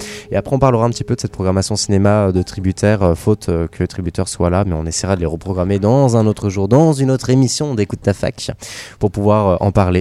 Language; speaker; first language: French; native; French